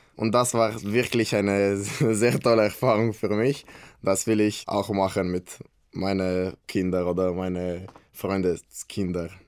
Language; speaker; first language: German; non-native, fluent; Romanian